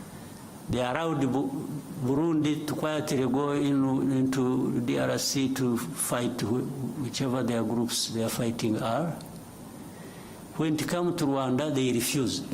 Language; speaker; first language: English; non-native, local second language; Kinyarwanda